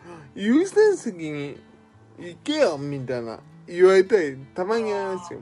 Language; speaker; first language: Japanese; native; Japanese